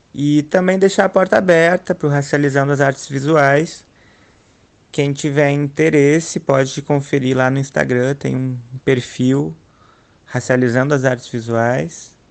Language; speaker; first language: Portuguese; native; Portuguese